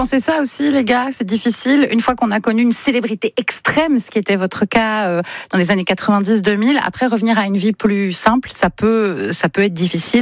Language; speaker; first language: French; native; French